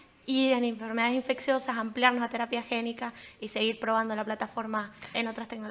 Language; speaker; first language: Spanish; native; Spanish